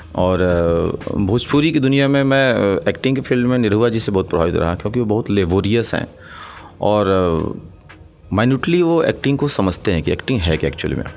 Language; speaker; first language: Hindi; native; Hindi